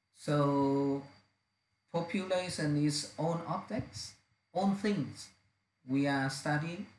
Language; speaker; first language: English; non-native, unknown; Vietnamese